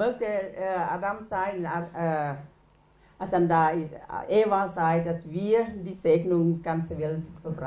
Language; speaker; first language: German; non-native, learner; Thai